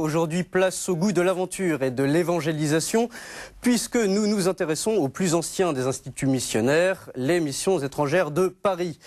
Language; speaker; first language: French; native; French